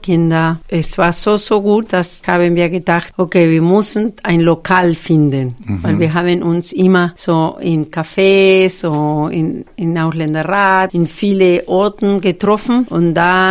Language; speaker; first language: German; non-native, fluent; Spanish